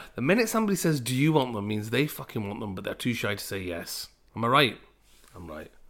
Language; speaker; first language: English; native; English